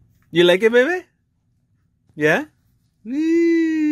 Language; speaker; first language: English; early bilingual, other home language; Spanish